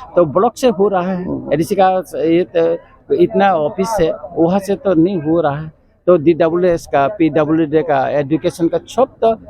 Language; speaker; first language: Hindi; non-native, local second language; Kok Borok